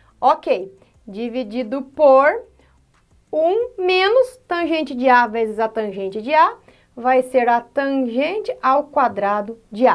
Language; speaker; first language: Portuguese; native; Portuguese